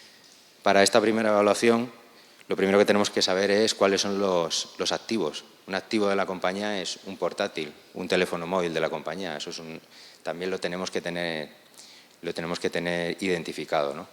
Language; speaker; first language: Spanish; native; Spanish